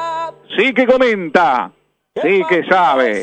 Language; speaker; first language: Spanish; native; Spanish